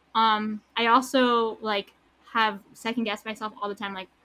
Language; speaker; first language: English; native; English